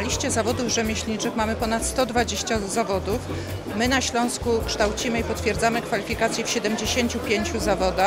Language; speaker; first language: Polish; native; Polish